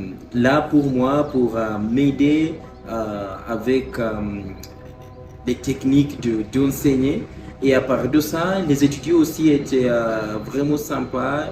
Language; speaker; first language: French; non-native, fluent; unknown